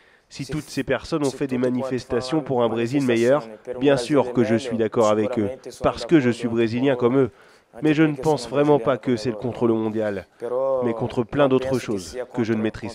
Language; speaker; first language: French; native; French